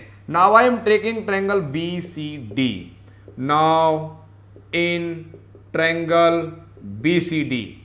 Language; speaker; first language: English; non-native, local second language; Hindi